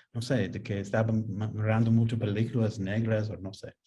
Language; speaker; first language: Spanish; non-native, fluent; English